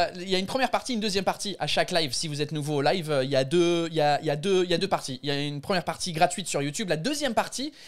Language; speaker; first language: French; non-native, fluent; English